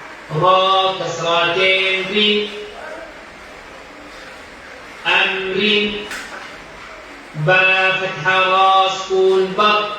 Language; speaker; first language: Arabic; non-native, learner; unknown